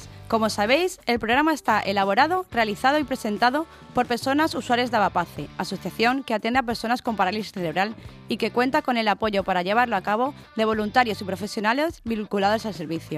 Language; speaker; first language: Spanish; native; Spanish